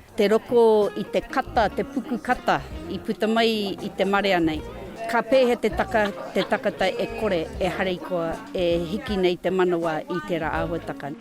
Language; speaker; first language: Māori; non-native, local second language; English